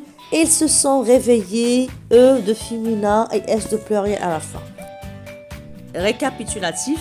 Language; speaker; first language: French; non-native, local second language; Arabic